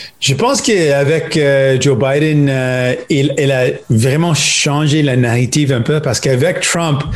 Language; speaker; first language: French; non-native, local second language; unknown